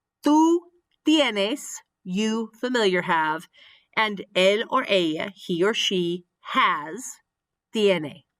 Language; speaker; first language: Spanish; non-native, fluent; English